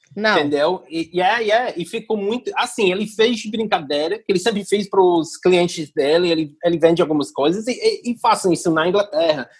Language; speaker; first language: Portuguese; non-native, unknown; English